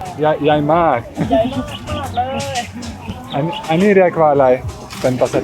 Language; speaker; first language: Thai; non-native, learner; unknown